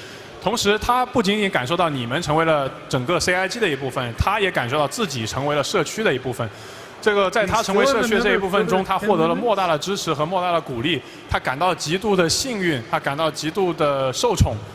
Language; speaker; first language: Chinese; native; Chinese